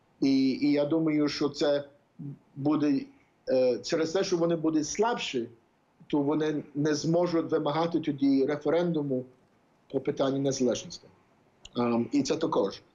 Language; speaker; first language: Ukrainian; early bilingual, heritage; English